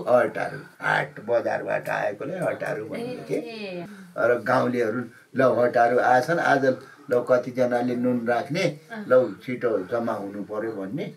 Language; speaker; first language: Nepali; native; Nepali